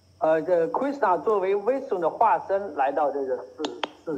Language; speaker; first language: Chinese; native; Chinese